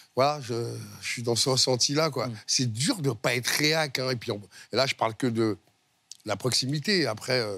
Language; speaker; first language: French; native; French